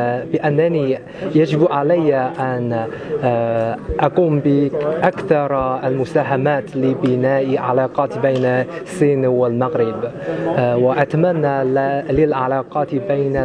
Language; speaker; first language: Arabic; non-native, learner; Chinese